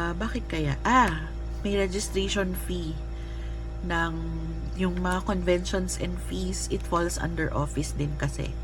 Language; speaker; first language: Filipino; non-native, local second language; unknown